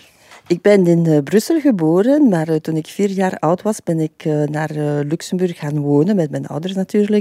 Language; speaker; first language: Dutch; non-native, fluent; French